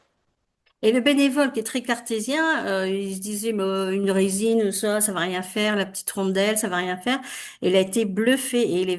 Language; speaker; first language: French; native; French